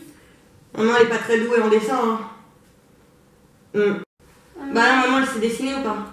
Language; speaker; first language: French; native; French